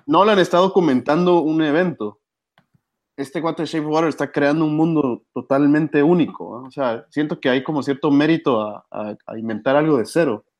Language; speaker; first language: Spanish; native; Spanish